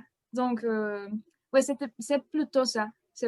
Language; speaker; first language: French; non-native, fluent; Spanish